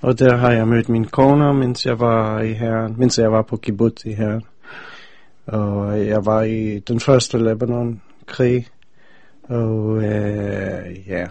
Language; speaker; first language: Danish; non-native, fluent; English